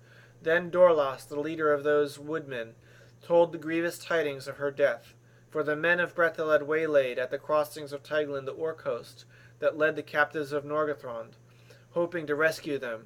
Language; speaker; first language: English; native; English